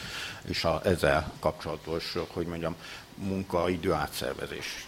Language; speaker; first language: Hungarian; native; Hungarian